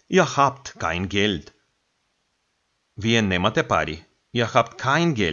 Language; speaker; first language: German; non-native, fluent; Macedonian